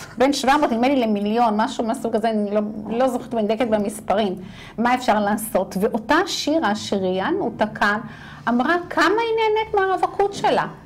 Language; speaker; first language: Hebrew; native; Hebrew